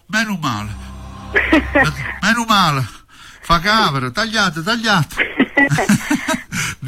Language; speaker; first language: Italian; native; Italian